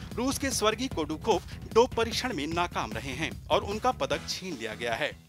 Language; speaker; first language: Hindi; native; Hindi